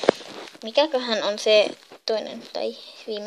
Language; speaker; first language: Finnish; native; Finnish